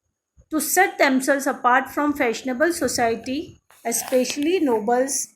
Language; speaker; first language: English; non-native, local second language; Hindi